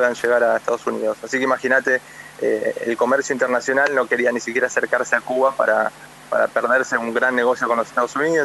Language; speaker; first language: Spanish; native; Spanish